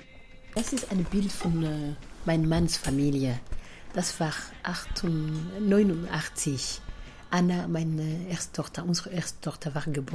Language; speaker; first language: German; non-native, fluent; Kinyarwanda